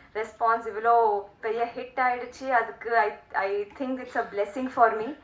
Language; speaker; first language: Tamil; non-native, learner; Telugu